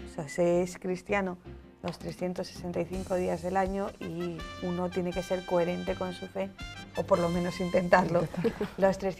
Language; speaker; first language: Spanish; native; Spanish